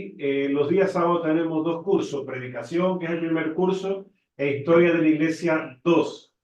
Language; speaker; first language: Spanish; native; Spanish